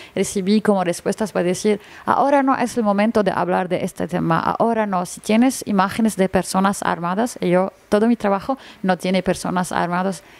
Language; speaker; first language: Spanish; non-native, learner; Arabic